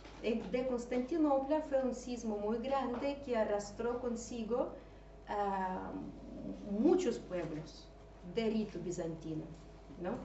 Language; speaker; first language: Spanish; non-native, fluent; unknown